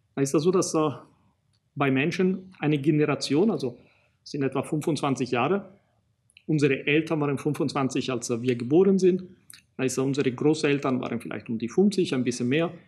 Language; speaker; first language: German; non-native, fluent; Italian